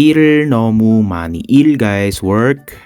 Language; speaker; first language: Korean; non-native, fluent; Filipino